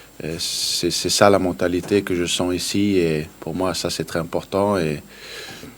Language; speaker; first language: French; non-native, learner; Danish